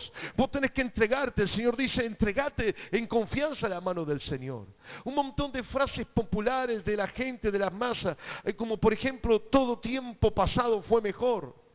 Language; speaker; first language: Spanish; native; Spanish